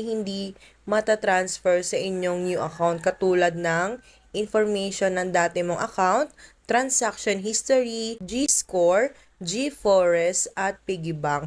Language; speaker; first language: Filipino; native; Filipino